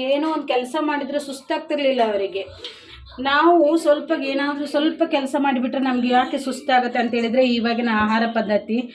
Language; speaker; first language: Kannada; native; Kannada